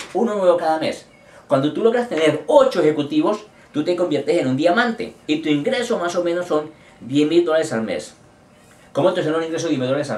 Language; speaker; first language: Spanish; native; Spanish